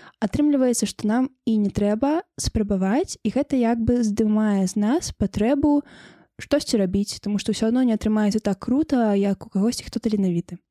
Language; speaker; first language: Belarusian; non-native, local second language; Russian